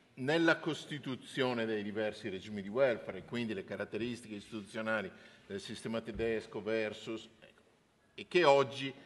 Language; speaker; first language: Italian; native; Italian